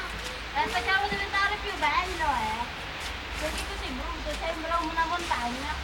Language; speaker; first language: Italian; non-native, learner; Filipino